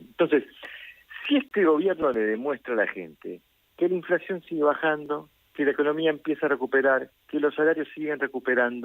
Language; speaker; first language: Spanish; native; Spanish